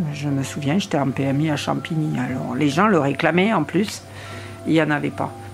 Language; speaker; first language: French; native; French